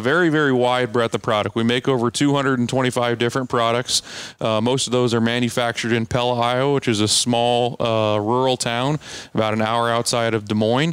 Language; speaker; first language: English; native; English